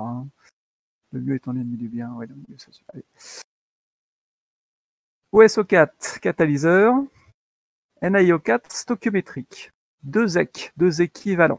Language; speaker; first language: French; native; French